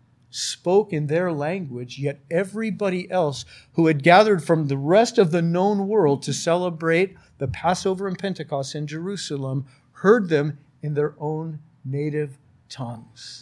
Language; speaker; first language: English; native; English